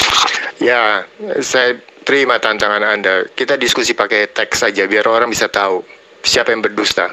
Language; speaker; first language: Indonesian; native; Indonesian